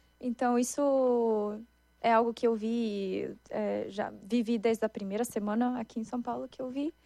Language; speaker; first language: Portuguese; non-native, fluent; German